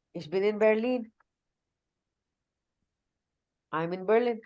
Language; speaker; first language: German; non-native, fluent; Urdu